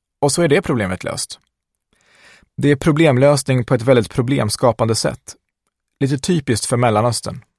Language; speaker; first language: Swedish; early bilingual, other home language; Kurdish